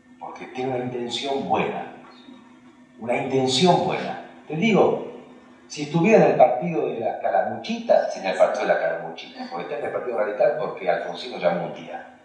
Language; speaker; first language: Spanish; early bilingual, other home language; Hungarian